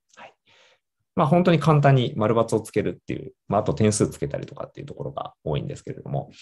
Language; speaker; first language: Japanese; native; Japanese